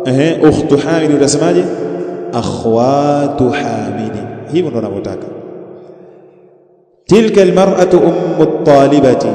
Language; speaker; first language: Arabic; non-native, fluent; Swahili